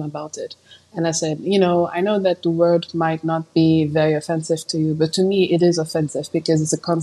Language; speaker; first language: English; non-native, fluent; Upper Guinea Crioulo